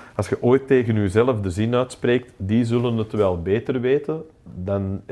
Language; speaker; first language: Dutch; non-native, local second language; English